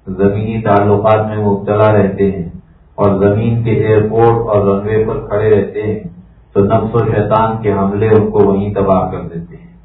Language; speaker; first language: Urdu; native; Urdu